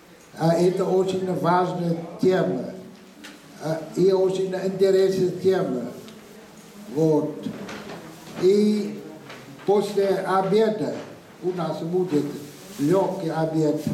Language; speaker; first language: Russian; non-native, fluent; Vietnamese